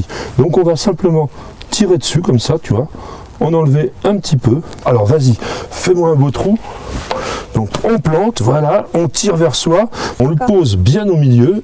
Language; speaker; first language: French; native; French